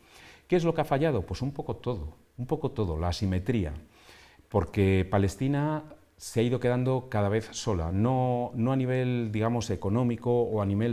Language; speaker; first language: Spanish; native; Spanish